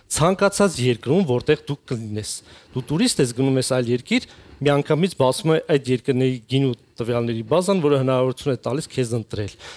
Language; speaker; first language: Armenian; native; Armenian